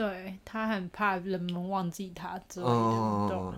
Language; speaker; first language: Chinese; native; Chinese